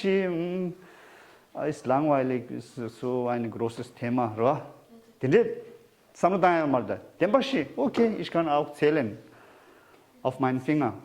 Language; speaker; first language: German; non-native, learner; Tibetan